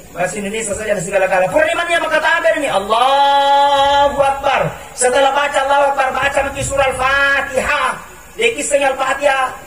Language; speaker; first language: Indonesian; non-native, local second language; Buginese